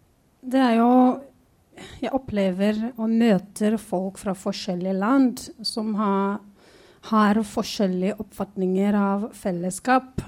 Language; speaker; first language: Norwegian; non-native, fluent; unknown